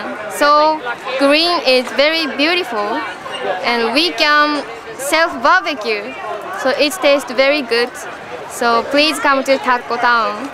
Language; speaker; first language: English; non-native, learner; Japanese